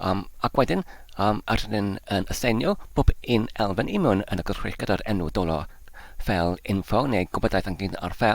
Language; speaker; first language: Welsh; non-native, learner; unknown